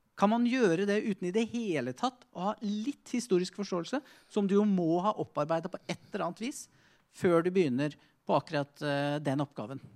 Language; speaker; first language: Norwegian; native; Norwegian